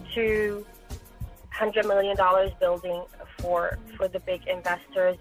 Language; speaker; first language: English; non-native, fluent; Portuguese